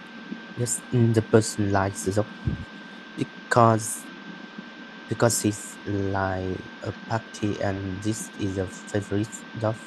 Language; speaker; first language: English; non-native, learner; Vietnamese